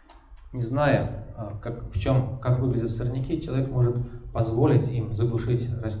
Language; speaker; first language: Russian; native; Russian